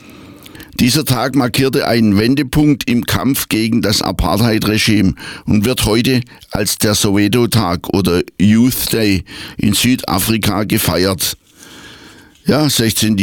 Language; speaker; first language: German; native; German